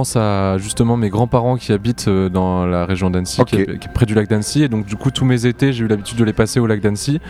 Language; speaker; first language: French; native; French